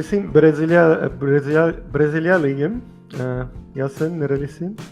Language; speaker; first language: Turkish; non-native, learner; Portuguese